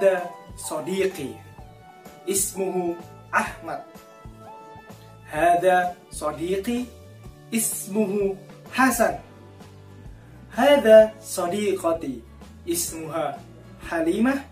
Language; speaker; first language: Arabic; non-native, fluent; Indonesian